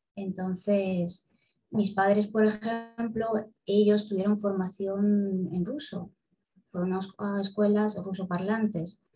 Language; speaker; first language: Spanish; early bilingual, other home language; Russian